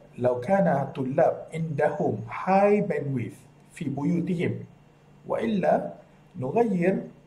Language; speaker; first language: Arabic; non-native, fluent; Malay